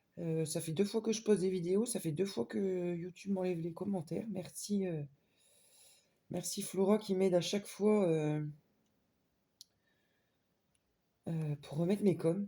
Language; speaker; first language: French; native; French